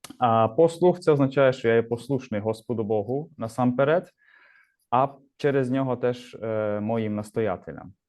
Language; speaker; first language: Ukrainian; native; Ukrainian